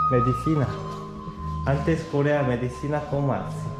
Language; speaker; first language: Spanish; non-native, learner; Korean